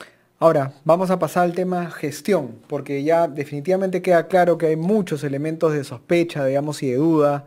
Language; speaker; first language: Spanish; native; Spanish